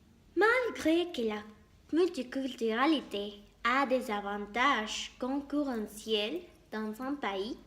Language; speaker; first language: French; non-native, learner; Spanish